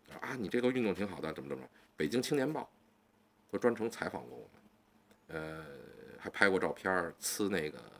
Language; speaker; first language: Chinese; native; Chinese